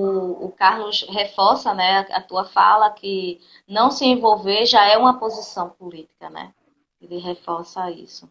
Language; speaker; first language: Portuguese; native; Portuguese